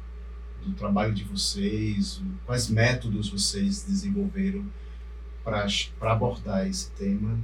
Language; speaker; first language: Portuguese; native; Portuguese